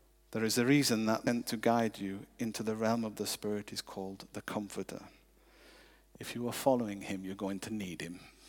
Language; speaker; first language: English; native; English